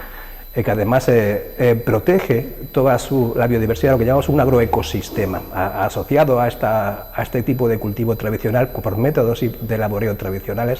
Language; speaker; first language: Spanish; native; Spanish